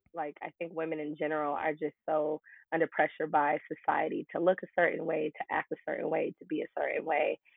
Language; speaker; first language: English; native; English